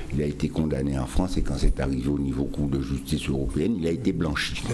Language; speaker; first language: French; native; French